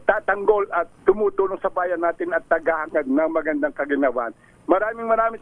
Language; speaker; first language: Filipino; native; Filipino